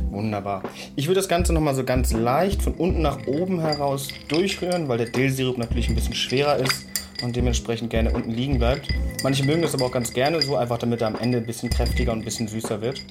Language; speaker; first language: German; native; German